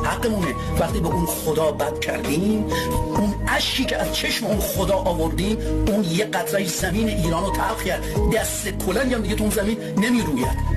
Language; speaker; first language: Persian; native; Persian